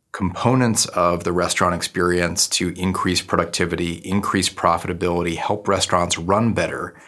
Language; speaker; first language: English; native; English